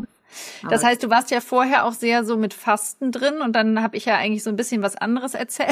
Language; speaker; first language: German; native; German